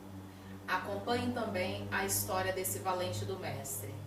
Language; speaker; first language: Portuguese; native; Portuguese